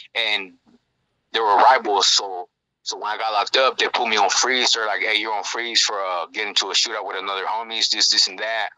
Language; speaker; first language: English; native; English